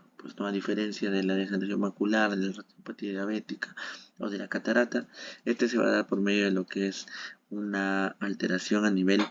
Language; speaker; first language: Spanish; native; Spanish